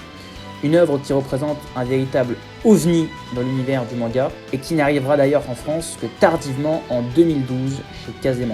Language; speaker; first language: French; native; French